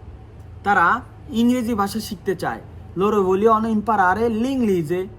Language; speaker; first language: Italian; non-native, fluent; Bangla